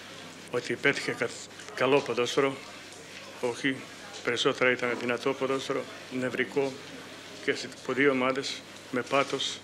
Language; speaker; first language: Greek; non-native, fluent; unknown